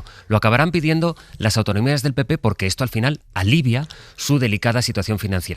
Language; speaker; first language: Spanish; native; Spanish